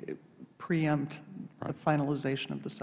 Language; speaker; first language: English; native; English